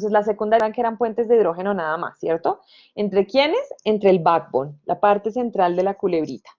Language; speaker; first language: Spanish; native; Spanish